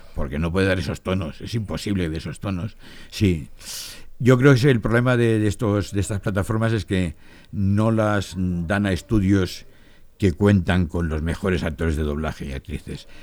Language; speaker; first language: Spanish; native; Spanish